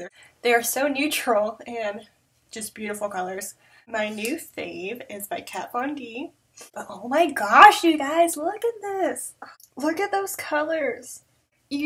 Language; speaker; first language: English; native; English